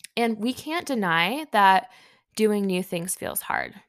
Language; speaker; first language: English; early bilingual, other home language; Hindi